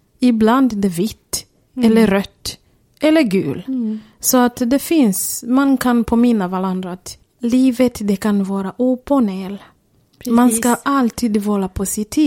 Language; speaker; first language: Swedish; non-native, fluent; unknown